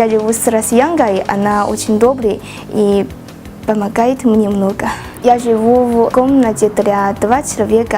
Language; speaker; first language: Russian; non-native, learner; Chinese